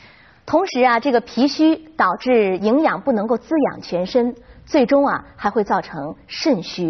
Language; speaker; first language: Chinese; native; Chinese